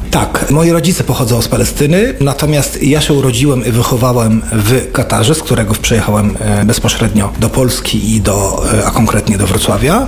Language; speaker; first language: Polish; non-native, fluent; Arabic